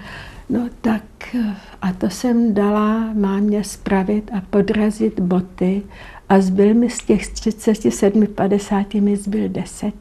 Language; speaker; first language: Czech; non-native, local second language; German